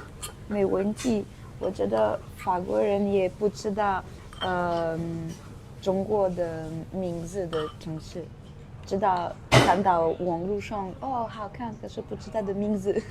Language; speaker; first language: Chinese; non-native, learner; French